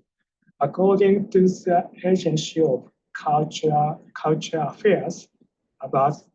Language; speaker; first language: English; non-native, fluent; Japanese